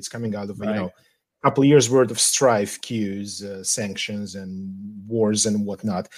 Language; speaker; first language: English; non-native, fluent; Serbian